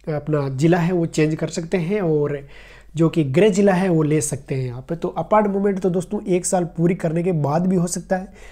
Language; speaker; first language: Hindi; native; Hindi